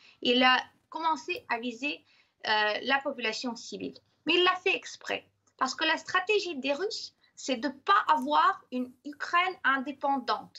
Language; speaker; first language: French; non-native, fluent; Ukrainian